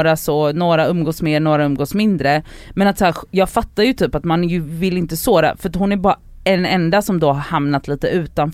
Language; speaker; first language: Swedish; native; Swedish